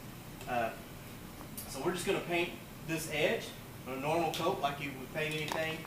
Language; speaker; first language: English; native; English